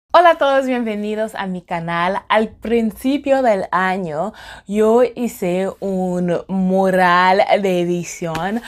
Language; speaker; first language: Spanish; non-native, fluent; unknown